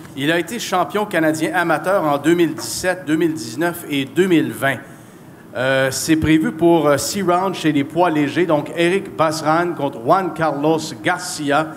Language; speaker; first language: French; native; French